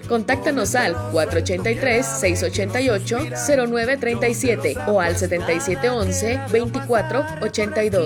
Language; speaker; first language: Spanish; native; Spanish